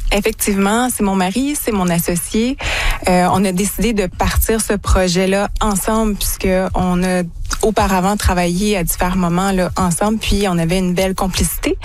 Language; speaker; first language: French; native; French